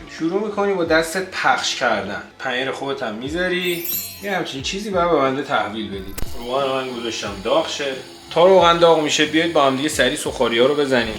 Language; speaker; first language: Persian; native; Persian